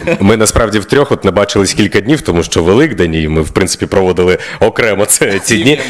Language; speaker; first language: Ukrainian; native; Ukrainian